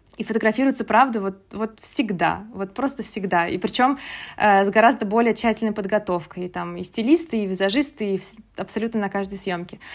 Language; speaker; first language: Russian; native; Russian